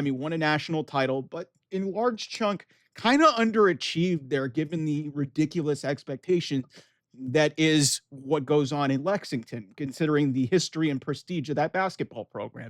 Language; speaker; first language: English; native; English